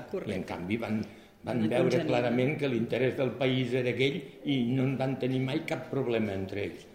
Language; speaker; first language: Catalan; native; Catalan